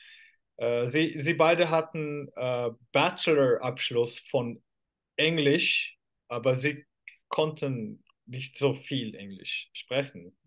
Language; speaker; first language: German; non-native, fluent; Finnish